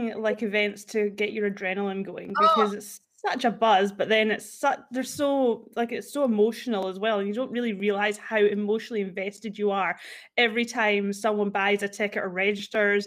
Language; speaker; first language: English; native; English